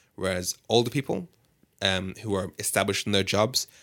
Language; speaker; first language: English; native; English